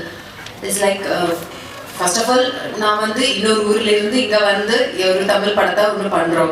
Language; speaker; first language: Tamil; non-native, learner; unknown